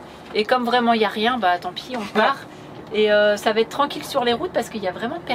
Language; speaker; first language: French; native; French